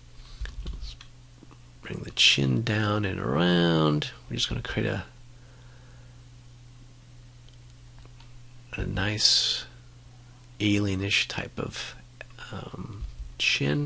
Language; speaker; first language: English; native; English